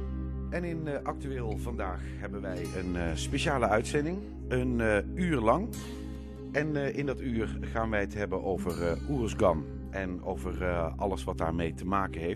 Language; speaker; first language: Dutch; native; Dutch